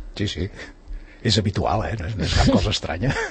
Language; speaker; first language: Catalan; native; Catalan